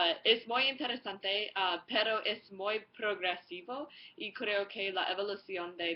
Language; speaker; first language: Spanish; non-native, learner; English